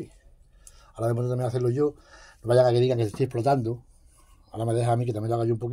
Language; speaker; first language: Spanish; native; Spanish